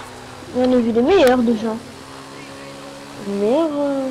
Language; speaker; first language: French; native; French